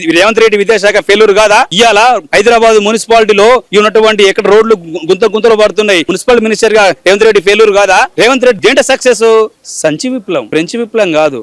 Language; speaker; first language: Telugu; native; Telugu